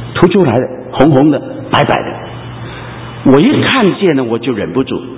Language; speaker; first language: Chinese; non-native, local second language; Cantonese